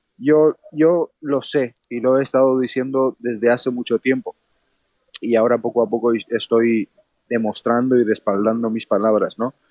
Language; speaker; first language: Spanish; non-native, fluent; Georgian